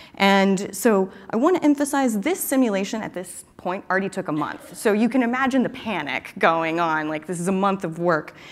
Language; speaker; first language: English; native; English